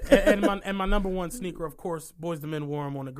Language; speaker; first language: English; native; English